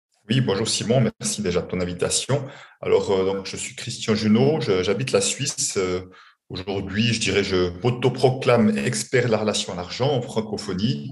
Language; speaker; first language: French; native; French